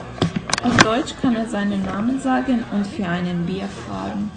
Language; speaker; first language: German; non-native, learner; Russian